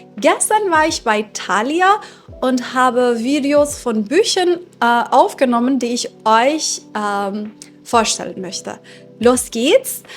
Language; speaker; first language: German; non-native, fluent; Persian